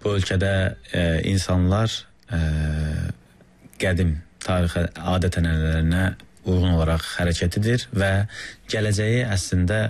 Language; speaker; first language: Korean; non-native, fluent; Azerbaijani